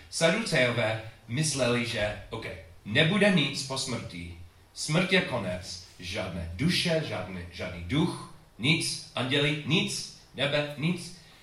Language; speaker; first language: Czech; non-native, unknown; English